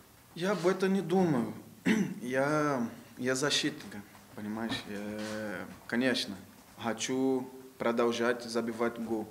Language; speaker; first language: Russian; non-native, learner; Portuguese